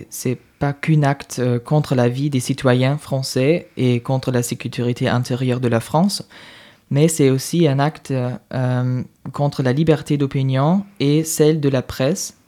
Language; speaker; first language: French; non-native, fluent; German